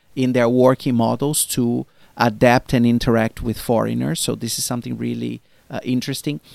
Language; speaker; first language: English; non-native, fluent; Portuguese